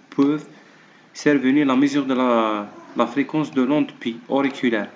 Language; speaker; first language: French; non-native, local second language; Arabic